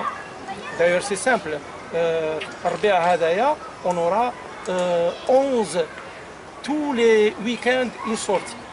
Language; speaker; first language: French; non-native, local second language; Arabic